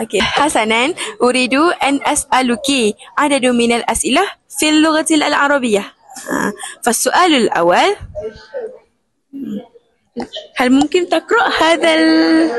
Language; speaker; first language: Arabic; non-native, learner; Malay